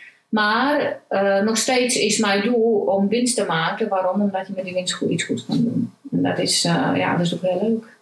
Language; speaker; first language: Dutch; non-native, fluent; Romanian